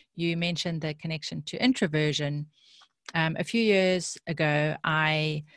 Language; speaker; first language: English; native; English